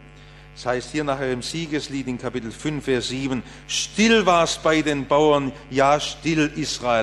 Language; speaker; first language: German; native; German